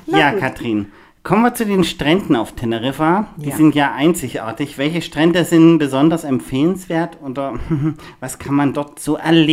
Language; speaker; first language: German; native; German